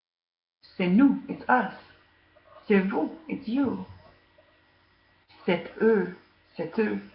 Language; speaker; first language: French; non-native, fluent; English